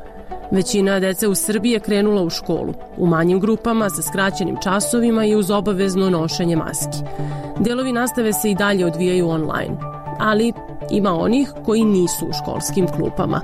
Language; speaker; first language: Serbian; native; Serbian